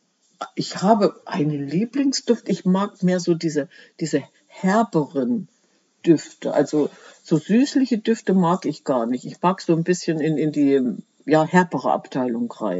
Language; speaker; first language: German; native; German